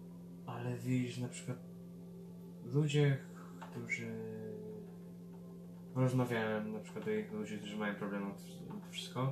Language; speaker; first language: Polish; early bilingual, heritage; Polish